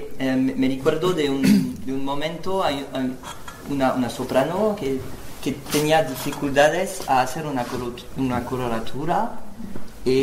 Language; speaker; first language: Spanish; non-native, learner; French